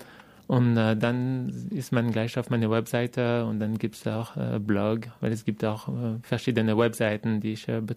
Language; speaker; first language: German; non-native, fluent; French